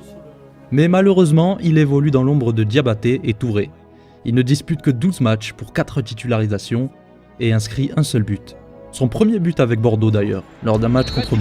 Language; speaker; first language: French; native; French